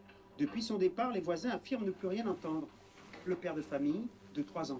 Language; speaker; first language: French; native; French